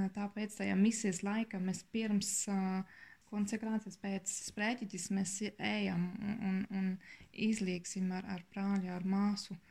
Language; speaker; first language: Latvian; non-native, learner; German